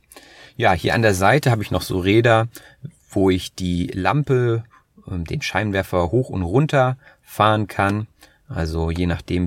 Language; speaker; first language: German; native; German